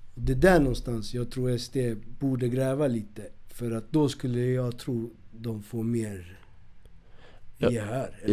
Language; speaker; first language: Swedish; early bilingual, other home language; Spanish